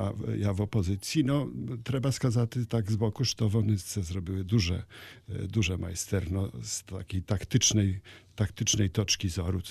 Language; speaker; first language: Ukrainian; non-native, learner; Polish